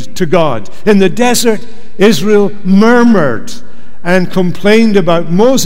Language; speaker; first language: English; native; English